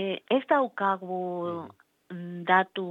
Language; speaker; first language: Basque; non-native, learner; Spanish